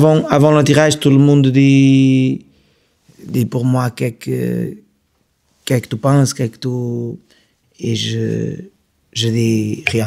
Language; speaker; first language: French; non-native, fluent; Portuguese